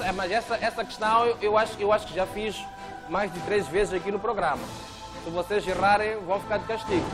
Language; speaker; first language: Portuguese; native; Portuguese